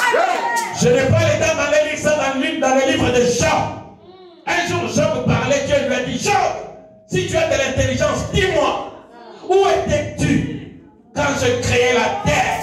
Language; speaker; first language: French; non-native, local second language; Lingala